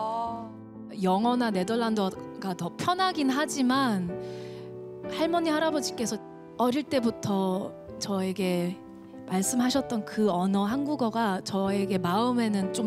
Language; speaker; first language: Korean; early bilingual, heritage; Korean